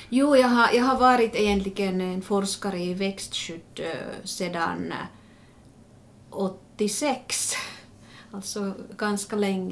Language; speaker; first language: Swedish; non-native, local second language; Finnish